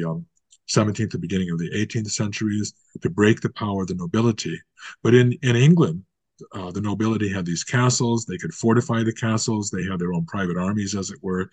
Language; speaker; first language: English; native; English